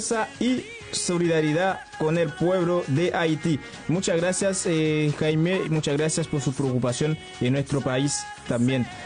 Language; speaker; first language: Spanish; non-native, learner; Haitian Creole